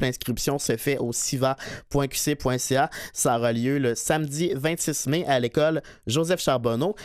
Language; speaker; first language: French; native; French